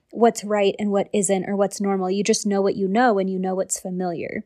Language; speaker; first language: English; early bilingual, other home language; Hindi